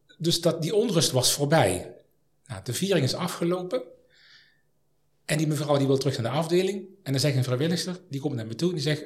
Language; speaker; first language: Dutch; native; Dutch